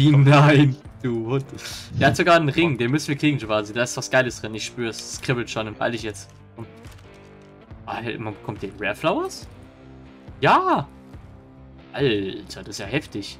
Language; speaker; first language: German; native; German